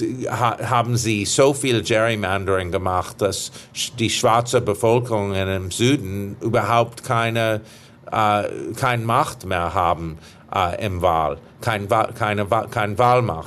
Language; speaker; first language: German; non-native, fluent; English